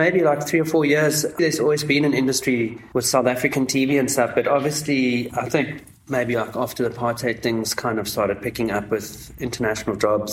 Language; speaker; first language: English; native; English